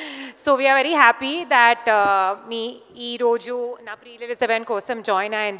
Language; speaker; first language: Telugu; non-native, learner; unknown